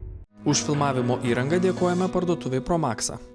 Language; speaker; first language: Lithuanian; native; Lithuanian